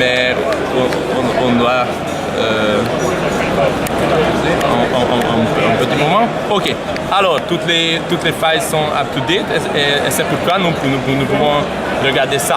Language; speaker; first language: French; non-native, learner; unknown